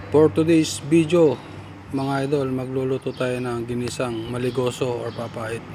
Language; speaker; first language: Filipino; non-native, local second language; Iloko